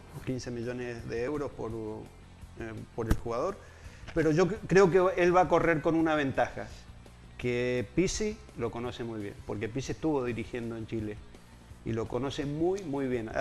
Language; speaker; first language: Spanish; native; Spanish